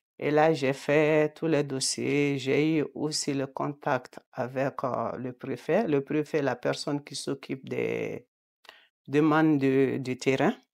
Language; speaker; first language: French; non-native, local second language; Bambara